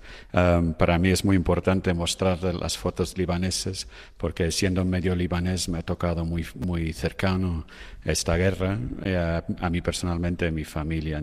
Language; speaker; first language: Spanish; non-native, fluent; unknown